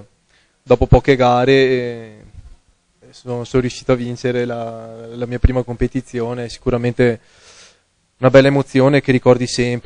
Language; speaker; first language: Italian; native; Italian